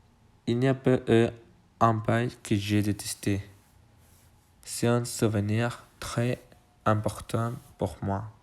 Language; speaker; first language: French; non-native, learner; Spanish